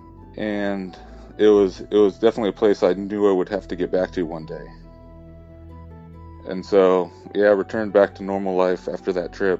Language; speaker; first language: English; native; English